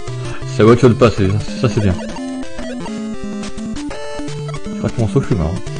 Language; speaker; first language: French; native; French